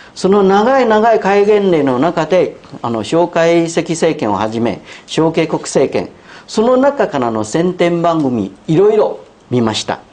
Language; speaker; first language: Japanese; non-native, fluent; Chinese